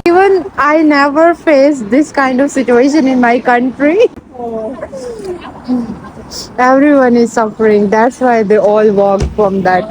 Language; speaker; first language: English; non-native, local second language; Urdu